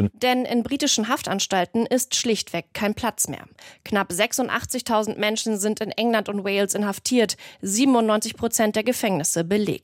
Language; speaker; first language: German; native; German